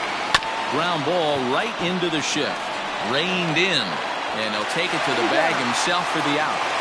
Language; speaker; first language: English; native; English